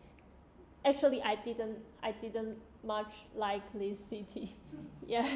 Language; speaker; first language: English; non-native, learner; Chinese